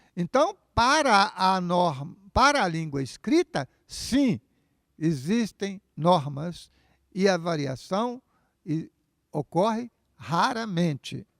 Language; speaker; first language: Portuguese; native; Portuguese